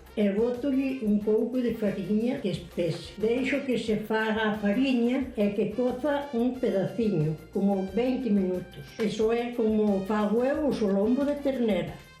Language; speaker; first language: Galician; native; Galician